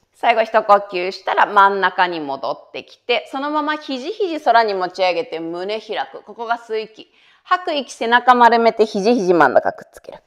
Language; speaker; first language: Japanese; native; Japanese